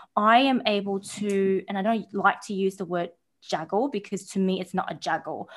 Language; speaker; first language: English; early bilingual, other home language; Chinese